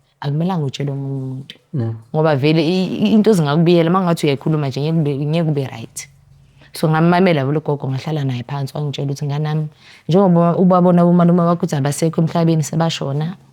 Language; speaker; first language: Zulu; native; Zulu